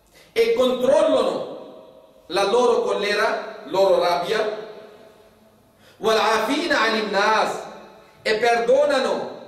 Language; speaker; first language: Italian; non-native, fluent; Urdu